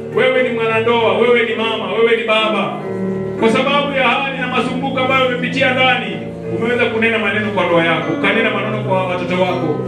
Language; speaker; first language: Swahili; non-native, local second language; Luyia